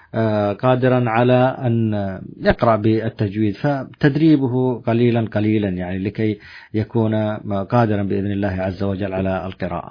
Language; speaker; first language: Arabic; native; Arabic